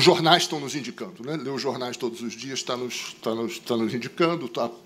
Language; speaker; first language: Portuguese; native; Portuguese